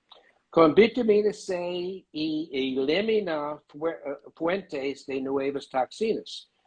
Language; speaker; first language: Spanish; non-native, learner; English